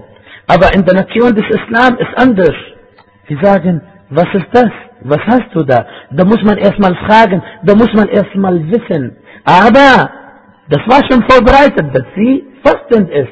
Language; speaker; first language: German; non-native, fluent; Arabic